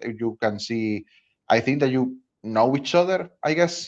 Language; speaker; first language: English; non-native, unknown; Spanish